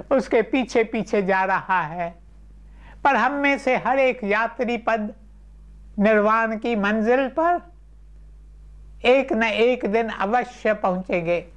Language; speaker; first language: Urdu; non-native, local second language; Sindhi